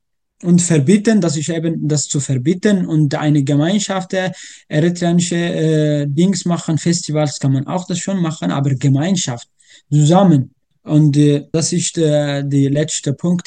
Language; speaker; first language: German; non-native, learner; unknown